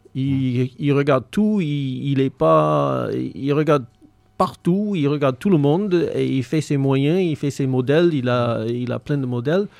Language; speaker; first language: French; non-native, fluent; English